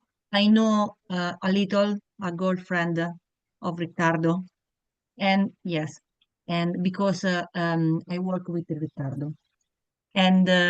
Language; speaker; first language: English; non-native, learner; Italian